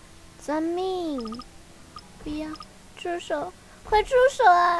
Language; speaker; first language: Chinese; native; Chinese